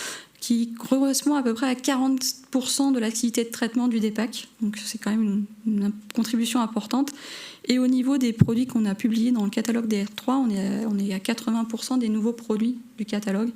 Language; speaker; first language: French; native; French